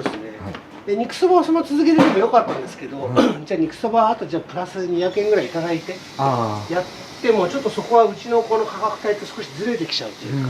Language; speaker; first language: Japanese; native; Japanese